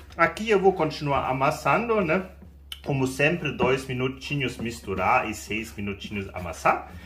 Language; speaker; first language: Portuguese; non-native, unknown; German